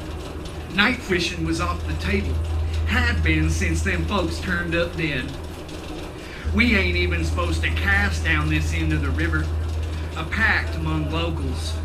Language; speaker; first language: English; native; English